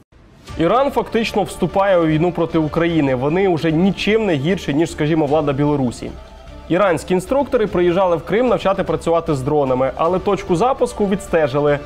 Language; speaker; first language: Ukrainian; native; Ukrainian